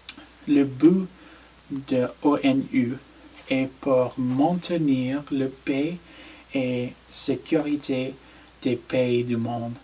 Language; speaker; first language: French; non-native, learner; English